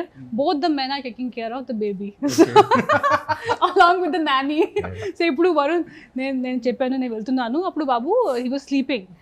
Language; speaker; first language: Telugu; non-native, fluent; Hindi